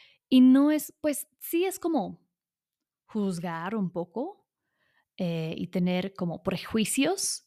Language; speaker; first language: Spanish; non-native, fluent; English